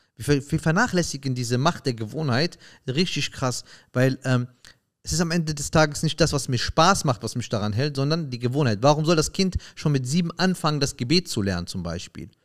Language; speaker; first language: German; early bilingual, other home language; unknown